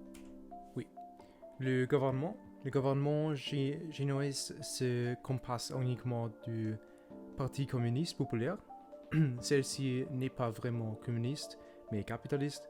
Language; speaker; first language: French; non-native, learner; German